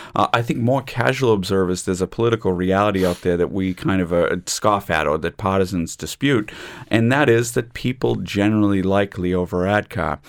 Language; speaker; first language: English; native; English